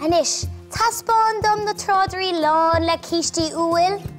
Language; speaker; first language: Irish; native; Irish